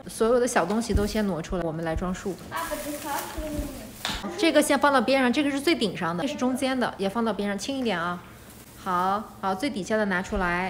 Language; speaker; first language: Chinese; native; Chinese